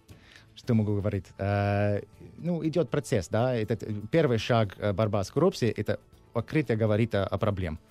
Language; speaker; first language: Russian; non-native, learner; English